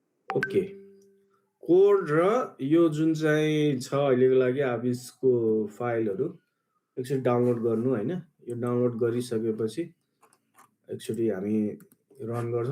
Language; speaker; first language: Nepali; native; Nepali